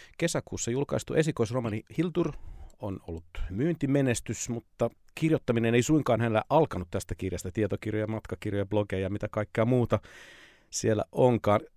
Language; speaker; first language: Finnish; native; Finnish